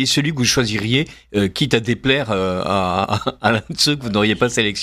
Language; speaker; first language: French; native; French